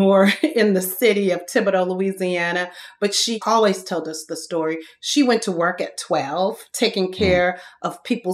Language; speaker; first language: English; native; English